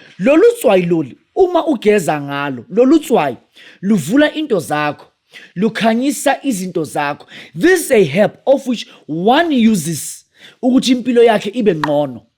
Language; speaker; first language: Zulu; native; Zulu